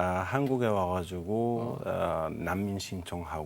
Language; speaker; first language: Korean; non-native, fluent; Persian